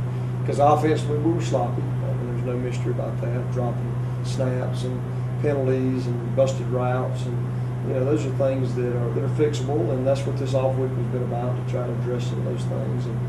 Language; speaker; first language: English; native; English